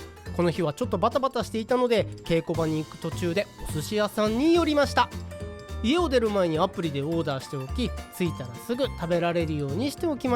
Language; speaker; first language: Japanese; native; Japanese